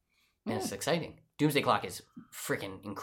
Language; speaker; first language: English; native; English